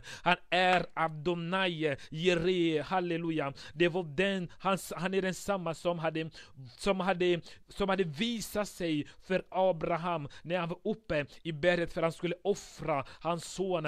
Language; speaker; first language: Swedish; non-native, fluent; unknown